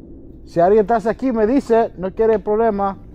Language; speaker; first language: Spanish; early bilingual, heritage; English